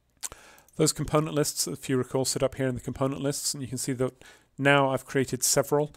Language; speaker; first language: English; native; English